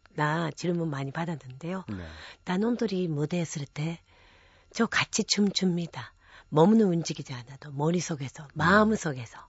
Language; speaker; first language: Korean; non-native, fluent; Japanese